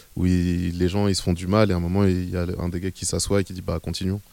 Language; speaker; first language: French; native; French